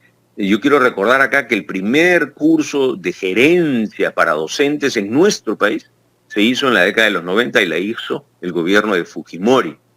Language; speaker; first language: Spanish; native; Spanish